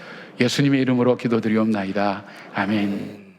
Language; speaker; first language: Korean; native; Korean